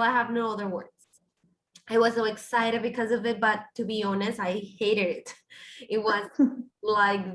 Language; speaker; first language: English; non-native, fluent; Spanish